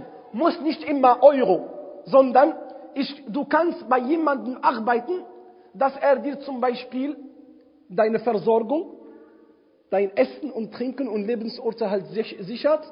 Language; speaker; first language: German; non-native, fluent; Arabic